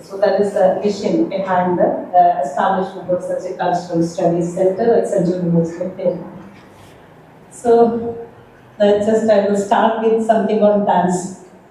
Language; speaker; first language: English; non-native, local second language; Malayalam